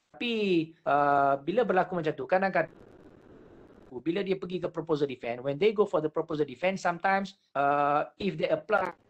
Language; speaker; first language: English; non-native, local second language; Malay